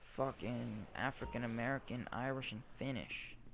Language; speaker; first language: English; native; English